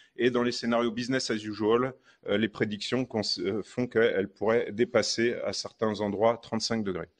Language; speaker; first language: French; native; French